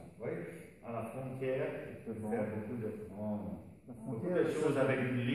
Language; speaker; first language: French; non-native, learner; Dutch